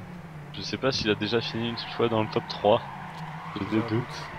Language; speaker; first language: French; native; French